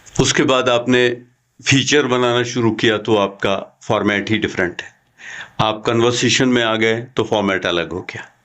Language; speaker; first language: Hindi; non-native, local second language; Kashmiri